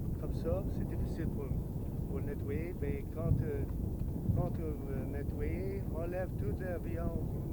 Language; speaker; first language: French; non-native, learner; English